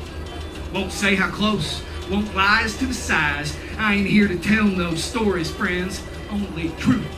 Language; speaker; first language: English; native; English